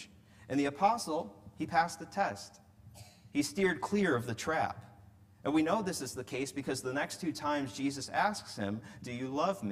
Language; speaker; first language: English; native; English